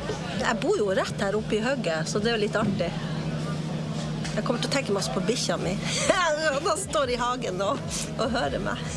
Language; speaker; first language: Norwegian; native; Norwegian